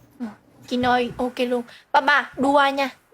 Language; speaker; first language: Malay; non-native, learner; Vietnamese